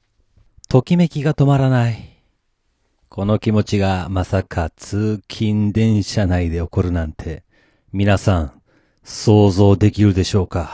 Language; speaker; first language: Japanese; native; Japanese